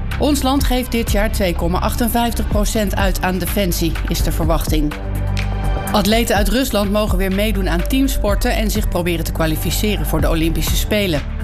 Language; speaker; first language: Dutch; native; Dutch